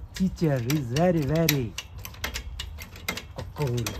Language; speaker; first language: English; non-native, learner; Portuguese